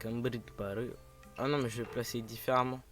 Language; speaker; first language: French; native; French